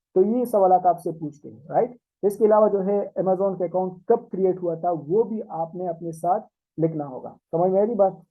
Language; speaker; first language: Urdu; non-native, local second language; Pashto